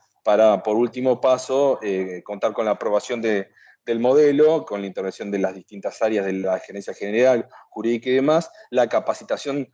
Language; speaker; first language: Spanish; native; Spanish